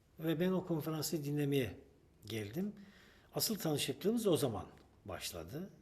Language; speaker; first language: Turkish; native; Turkish